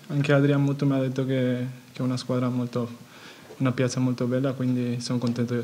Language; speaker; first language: Italian; non-native, fluent; Spanish